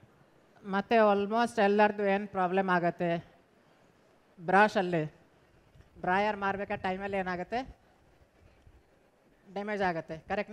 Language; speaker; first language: Kannada; non-native, local second language; Hindi